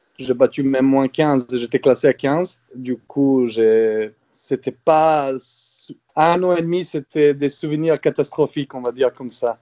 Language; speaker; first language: French; non-native, fluent; Serbian